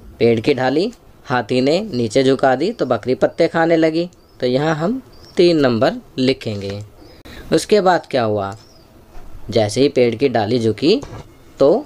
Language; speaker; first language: Hindi; native; Hindi